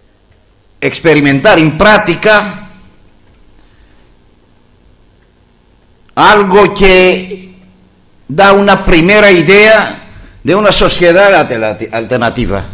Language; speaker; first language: Spanish; non-native, learner; Greek